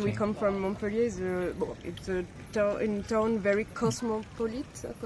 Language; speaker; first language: English; non-native, learner; French